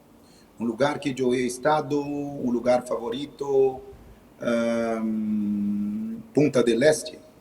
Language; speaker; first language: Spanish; non-native, fluent; Portuguese